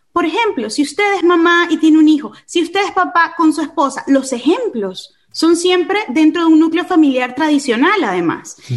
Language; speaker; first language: Spanish; native; Spanish